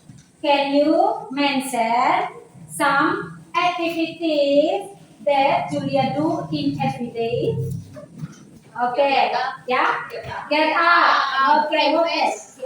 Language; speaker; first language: English; non-native, learner; Indonesian